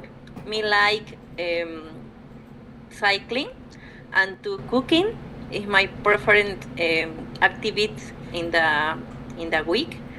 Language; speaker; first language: English; non-native, learner; Spanish